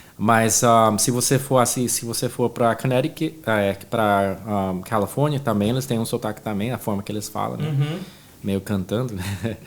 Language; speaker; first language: Portuguese; non-native, fluent; English